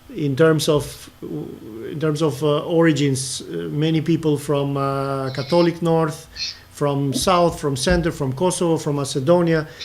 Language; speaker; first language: English; non-native, fluent; Albanian